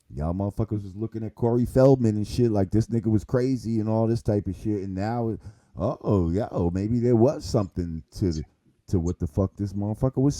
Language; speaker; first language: English; native; English